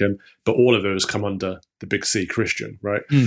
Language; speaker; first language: English; native; English